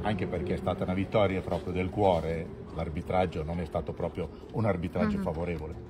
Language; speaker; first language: Italian; native; Italian